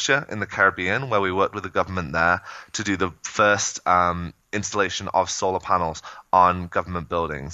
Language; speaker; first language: English; native; English